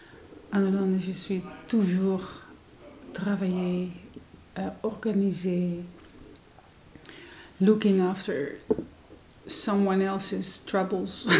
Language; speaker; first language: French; non-native, learner; Dutch